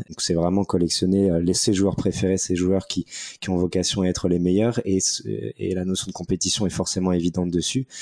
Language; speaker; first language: French; native; French